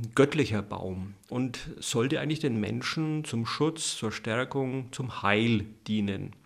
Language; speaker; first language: German; native; German